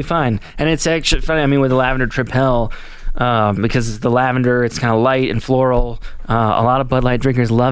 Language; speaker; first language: English; native; English